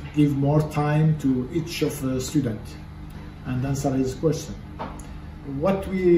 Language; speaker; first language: English; non-native, fluent; French